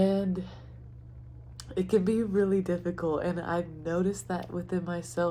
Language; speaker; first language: English; native; English